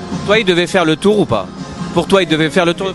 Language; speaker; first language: French; native; French